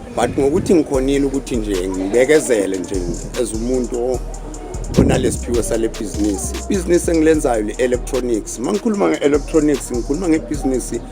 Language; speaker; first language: Zulu; non-native, local second language; South Ndebele